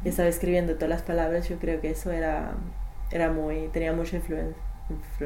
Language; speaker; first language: Spanish; non-native, learner; English